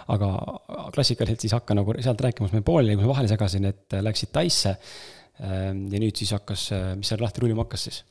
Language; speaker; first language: Estonian; native; Estonian